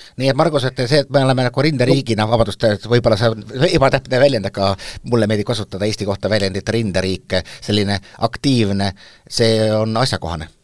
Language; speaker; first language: Estonian; native; Estonian